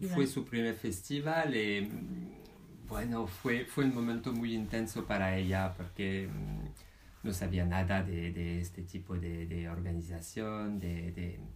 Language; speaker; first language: Spanish; non-native, fluent; French